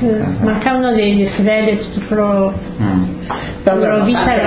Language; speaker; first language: Italian; early bilingual, heritage; Italian